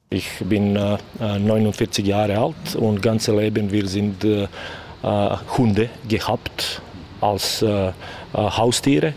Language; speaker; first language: German; non-native, learner; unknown